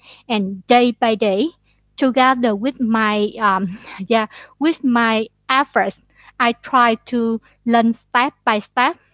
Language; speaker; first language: English; non-native, learner; Vietnamese